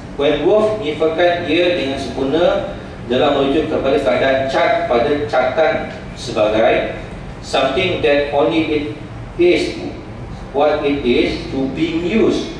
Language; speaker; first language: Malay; non-native, local second language; Central Dusun